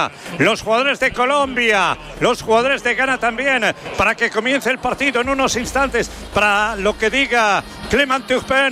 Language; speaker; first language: Spanish; native; Spanish